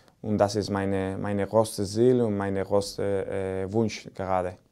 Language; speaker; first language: German; non-native, learner; Spanish